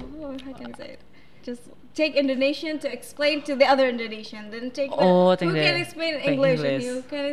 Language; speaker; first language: English; non-native, fluent; Arabic